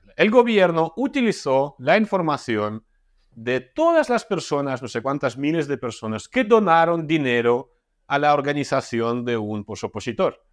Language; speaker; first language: Spanish; non-native, fluent; Russian